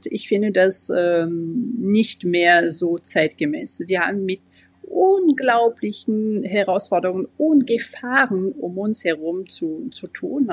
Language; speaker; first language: German; non-native, fluent; French